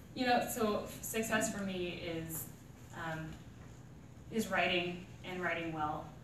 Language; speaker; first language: English; native; English